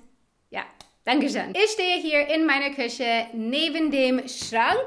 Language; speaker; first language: German; non-native, fluent; English